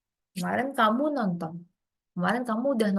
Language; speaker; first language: Indonesian; native; Indonesian